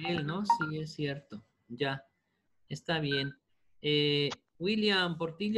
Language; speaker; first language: Spanish; native; Spanish